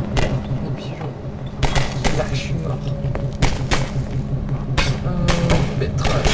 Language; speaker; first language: French; native; French